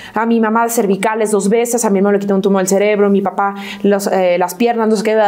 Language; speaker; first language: Spanish; native; Spanish